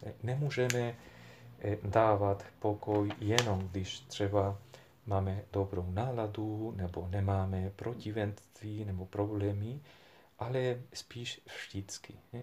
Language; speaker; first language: Czech; non-native, fluent; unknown